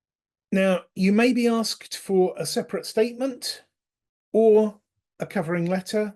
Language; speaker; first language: English; native; English